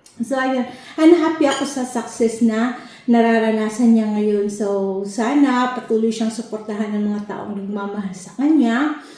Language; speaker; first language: Filipino; non-native, local second language; Cebuano